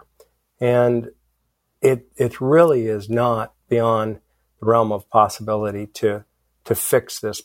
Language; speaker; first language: English; native; English